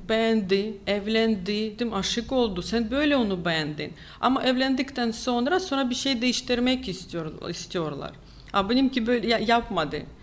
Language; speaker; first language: Turkish; non-native, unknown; Ukrainian